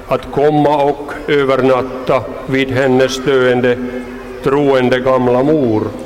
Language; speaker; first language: Swedish; non-native, local second language; Finnish